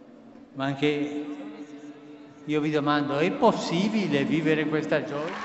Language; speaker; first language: Italian; non-native, fluent; Spanish